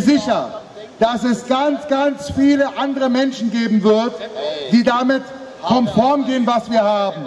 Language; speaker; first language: German; early bilingual, other home language; Arabic